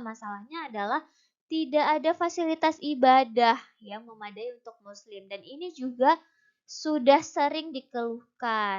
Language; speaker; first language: Indonesian; native; Indonesian